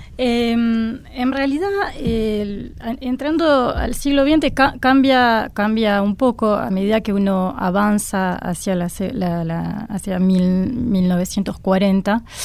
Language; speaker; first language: Spanish; non-native, fluent; French